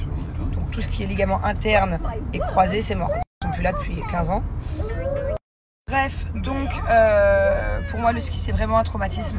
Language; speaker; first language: French; native; French